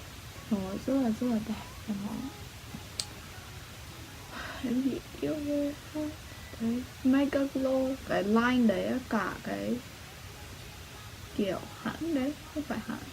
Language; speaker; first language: Vietnamese; early bilingual, heritage; Vietnamese